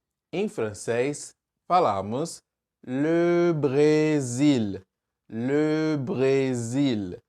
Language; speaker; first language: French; non-native, fluent; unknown